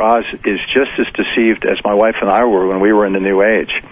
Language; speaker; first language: English; native; English